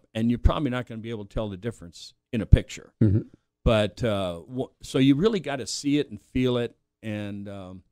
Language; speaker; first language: English; native; English